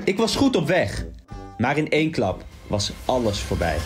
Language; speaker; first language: Dutch; native; Dutch